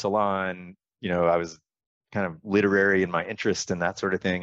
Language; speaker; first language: English; native; English